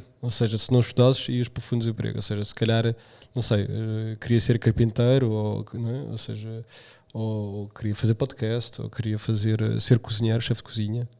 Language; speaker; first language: Portuguese; early bilingual, other home language; Romanian